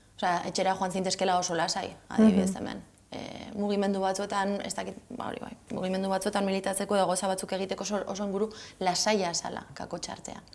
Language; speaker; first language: Basque; non-native, local second language; Spanish